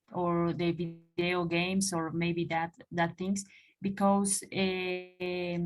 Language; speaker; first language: English; non-native, learner; Spanish